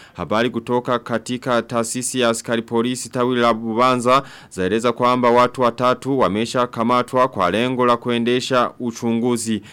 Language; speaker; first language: Swahili; non-native, local second language; Rundi